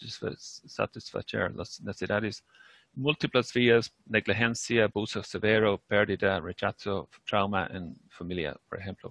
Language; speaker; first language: Spanish; non-native, fluent; English